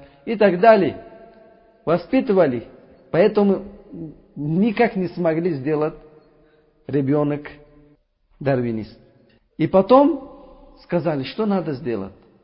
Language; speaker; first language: Russian; non-native, learner; Uzbek